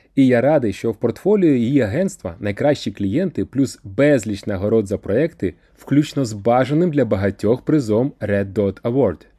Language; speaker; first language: Ukrainian; native; Ukrainian